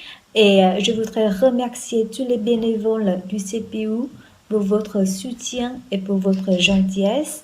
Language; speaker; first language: French; non-native, fluent; Vietnamese